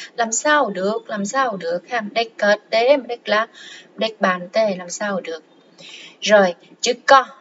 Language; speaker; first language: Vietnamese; non-native, local second language; Khmer